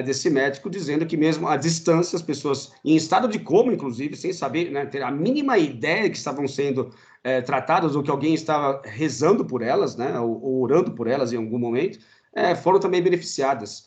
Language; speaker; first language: Portuguese; native; Portuguese